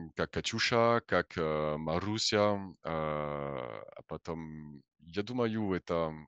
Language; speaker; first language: Russian; non-native, learner; French